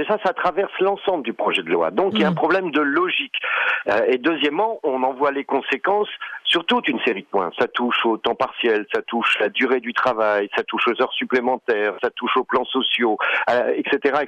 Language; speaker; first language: French; native; French